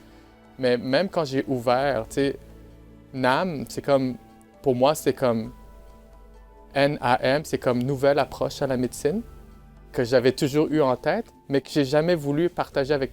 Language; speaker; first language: French; native; French